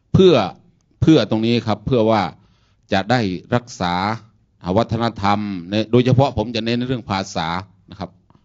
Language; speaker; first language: Thai; non-native, local second language; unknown